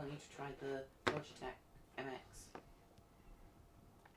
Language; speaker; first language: English; native; English